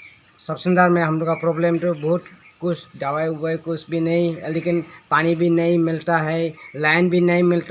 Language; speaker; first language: Hindi; non-native, local second language; Khasi